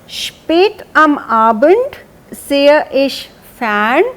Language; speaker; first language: German; non-native, fluent; Hindi